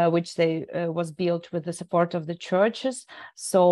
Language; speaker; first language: English; non-native, fluent; Ukrainian